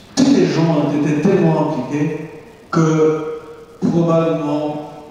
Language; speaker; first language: French; non-native, fluent; Spanish